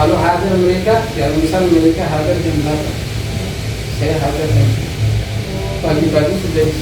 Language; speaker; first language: Indonesian; non-native, learner; Arabic